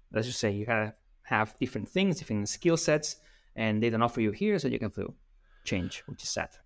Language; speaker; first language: English; non-native, fluent; Spanish